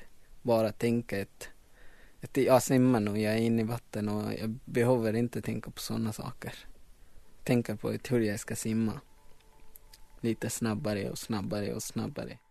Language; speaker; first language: Swedish; non-native, learner; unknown